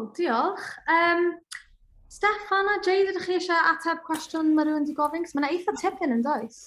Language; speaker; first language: Welsh; native; Welsh